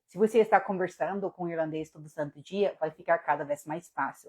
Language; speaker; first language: Portuguese; non-native, fluent; English